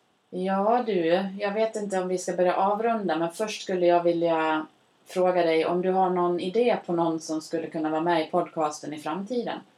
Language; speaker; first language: Swedish; native; Swedish